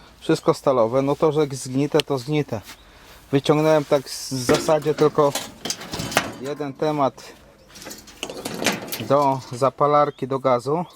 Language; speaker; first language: Polish; native; Polish